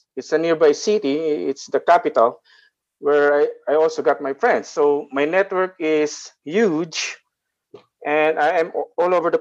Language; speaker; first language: English; non-native, local second language; Filipino